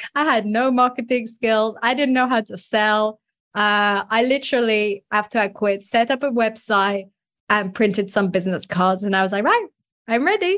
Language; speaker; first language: English; non-native, fluent; French